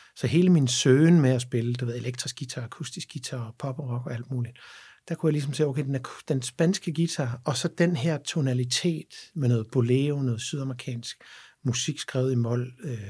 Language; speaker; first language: Danish; native; Danish